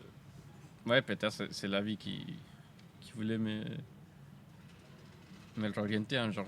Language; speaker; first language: French; non-native, fluent; Spanish